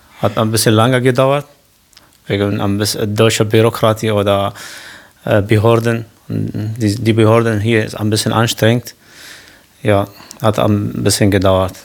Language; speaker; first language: German; non-native, learner; Kurdish